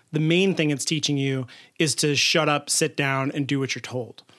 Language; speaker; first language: English; native; English